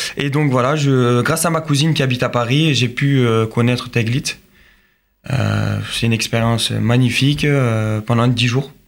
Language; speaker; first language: French; native; French